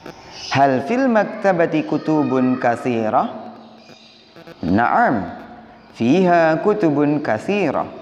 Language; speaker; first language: Arabic; non-native, fluent; Indonesian